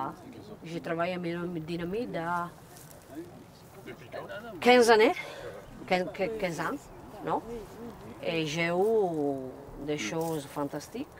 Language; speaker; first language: French; non-native, learner; Italian